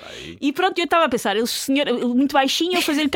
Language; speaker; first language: Portuguese; native; Portuguese